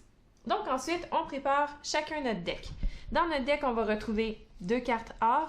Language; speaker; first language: French; native; French